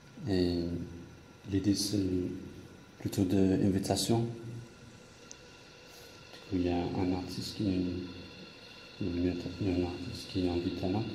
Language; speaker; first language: French; non-native, fluent; English